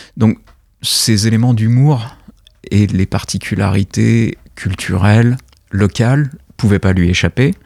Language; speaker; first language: French; native; French